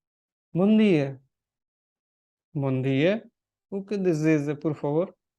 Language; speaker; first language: Portuguese; non-native, fluent; Hindi